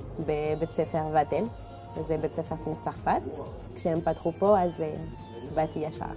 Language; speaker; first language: Hebrew; non-native, learner; French